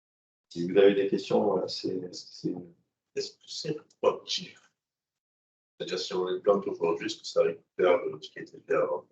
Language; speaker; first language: French; native; French